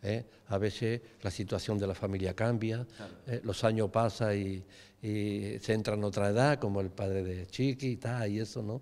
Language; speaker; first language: Spanish; native; Spanish